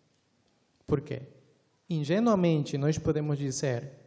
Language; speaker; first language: Portuguese; non-native, fluent; Spanish